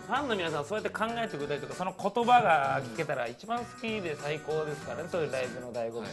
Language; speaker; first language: Japanese; native; Japanese